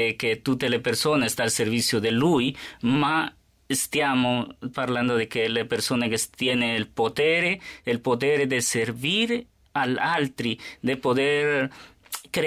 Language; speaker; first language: Italian; non-native, learner; Spanish